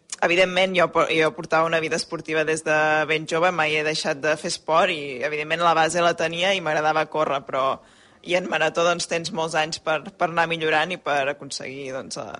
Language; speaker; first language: Catalan; native; Catalan